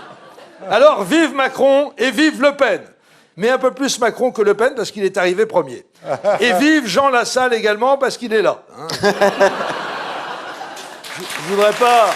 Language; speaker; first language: French; native; French